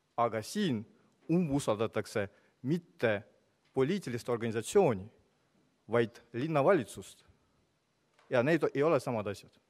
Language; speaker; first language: Estonian; non-native, local second language; Russian